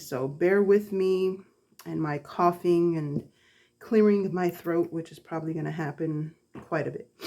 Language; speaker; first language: English; native; English